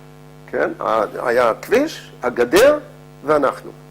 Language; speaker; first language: Hebrew; non-native, fluent; Dutch